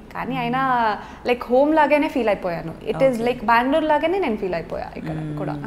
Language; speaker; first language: Telugu; non-native, local second language; Kannada